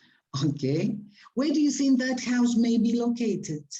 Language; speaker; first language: English; non-native, fluent; Spanish